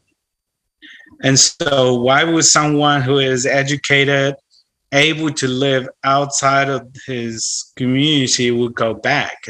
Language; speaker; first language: English; non-native, fluent; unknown